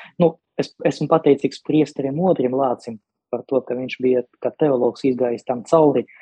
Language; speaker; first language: Latvian; non-native, local second language; Russian